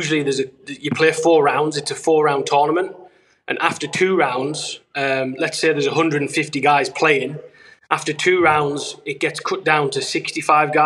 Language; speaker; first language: English; native; English